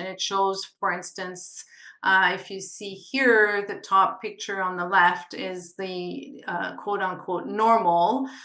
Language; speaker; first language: English; non-native, local second language; French